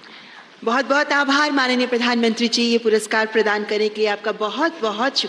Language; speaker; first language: Hindi; native; Hindi